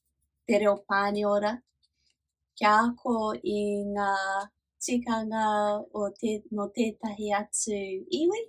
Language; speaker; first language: Māori; non-native, local second language; English